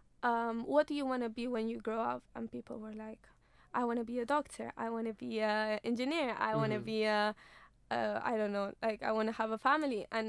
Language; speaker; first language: English; non-native, fluent; Spanish